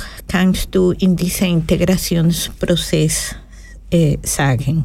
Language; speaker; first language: German; non-native, learner; Spanish